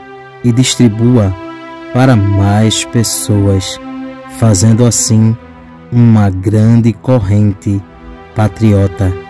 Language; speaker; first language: Portuguese; native; Portuguese